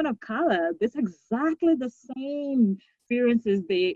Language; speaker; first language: English; non-native, local second language; Shona